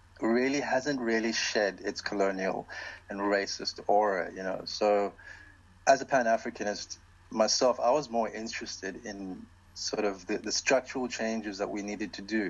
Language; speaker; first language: English; non-native, local second language; Xhosa